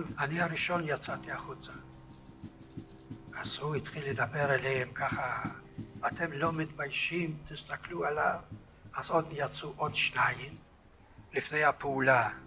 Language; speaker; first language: Hebrew; non-native, fluent; Yiddish